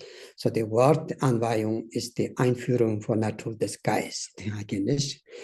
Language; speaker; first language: German; non-native, learner; Tibetan